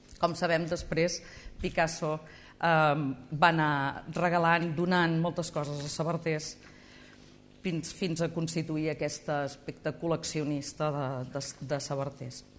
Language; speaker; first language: Catalan; native; Catalan